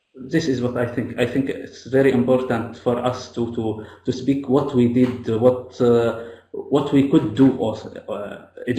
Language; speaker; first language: English; non-native, fluent; Arabic